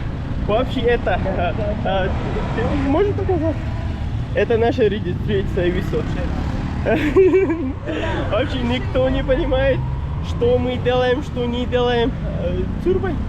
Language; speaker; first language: Russian; non-native, learner; Pashto